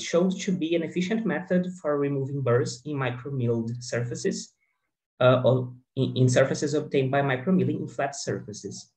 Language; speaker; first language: English; non-native, fluent; Portuguese